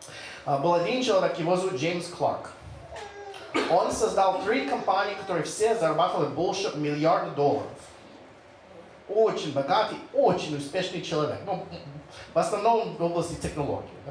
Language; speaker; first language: Russian; non-native, fluent; English